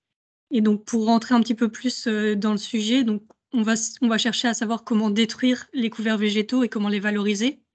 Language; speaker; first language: French; native; French